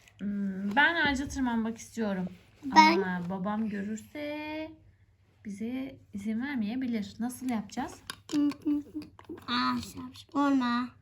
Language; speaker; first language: Turkish; native; Turkish